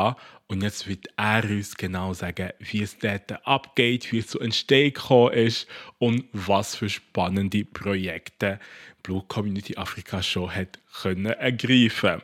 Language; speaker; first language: German; native; German